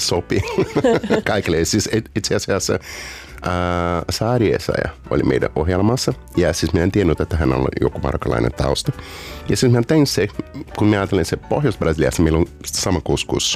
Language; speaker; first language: Finnish; non-native, learner; Portuguese